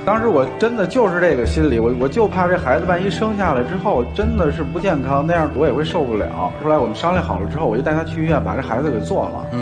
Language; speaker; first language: Chinese; native; Chinese